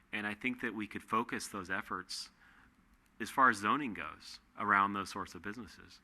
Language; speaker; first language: English; native; English